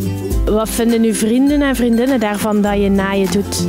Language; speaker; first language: Dutch; native; Dutch